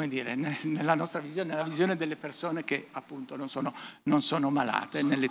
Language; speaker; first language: Italian; native; Italian